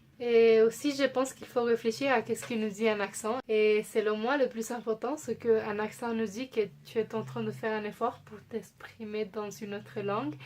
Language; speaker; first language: French; non-native, fluent; Spanish